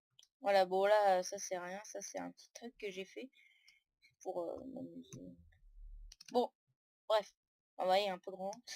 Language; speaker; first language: French; native; French